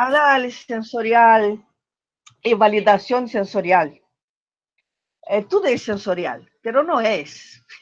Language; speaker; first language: Spanish; non-native, learner; Portuguese